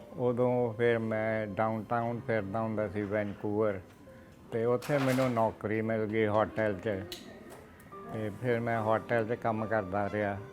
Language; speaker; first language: Punjabi; early bilingual, heritage; Punjabi